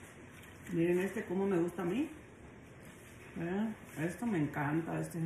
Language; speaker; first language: Spanish; native; Spanish